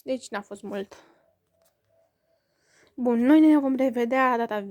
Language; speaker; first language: Romanian; native; Romanian